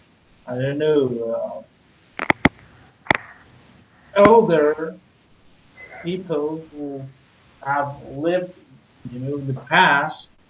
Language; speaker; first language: English; non-native, learner; Persian